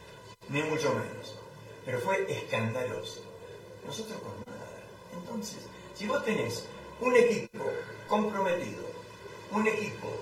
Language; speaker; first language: Spanish; native; Spanish